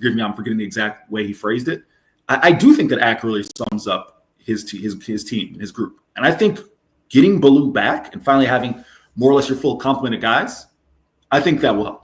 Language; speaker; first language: English; native; English